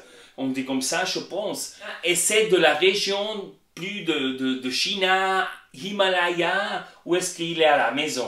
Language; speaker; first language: French; non-native, learner; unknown